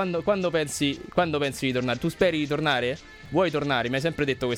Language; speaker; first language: Italian; native; Italian